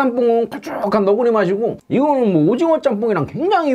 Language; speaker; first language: Korean; native; Korean